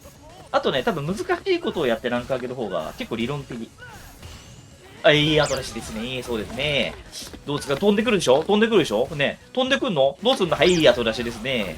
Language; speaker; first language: Japanese; native; Japanese